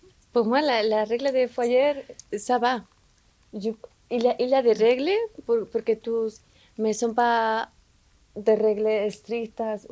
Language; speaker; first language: French; non-native, learner; Spanish